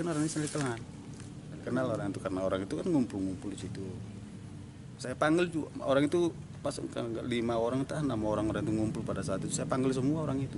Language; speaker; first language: Indonesian; native; Indonesian